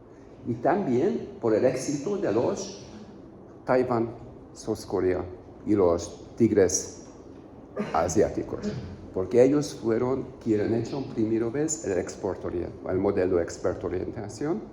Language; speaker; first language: Spanish; non-native, learner; Hungarian